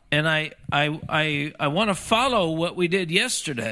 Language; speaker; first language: English; native; English